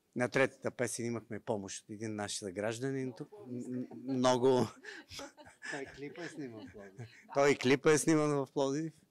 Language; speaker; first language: Bulgarian; native; Bulgarian